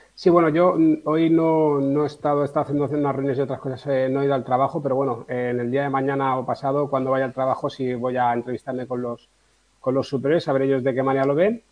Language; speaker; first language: Spanish; native; Spanish